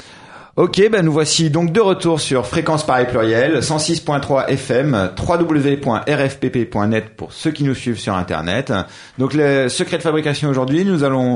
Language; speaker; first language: French; native; French